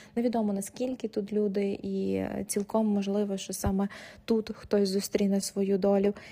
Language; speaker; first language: Ukrainian; native; Ukrainian